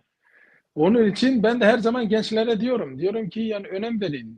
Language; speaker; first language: Turkish; early bilingual, heritage; Kurdish